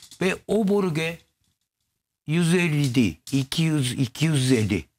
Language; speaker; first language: Turkish; non-native, learner; Japanese